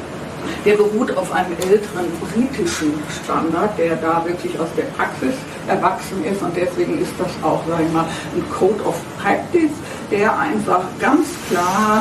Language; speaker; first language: German; native; German